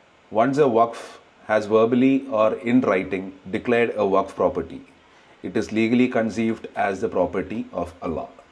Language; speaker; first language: English; non-native, local second language; Malayalam